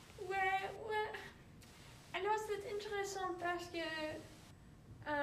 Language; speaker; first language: French; non-native, learner; English